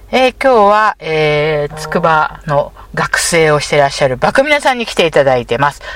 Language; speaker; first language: Japanese; native; Japanese